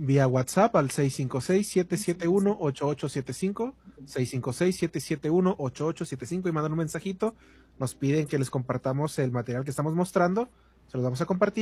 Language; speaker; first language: Spanish; native; Spanish